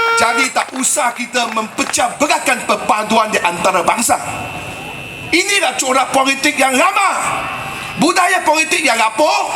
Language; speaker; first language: Malay; non-native, local second language; Chinese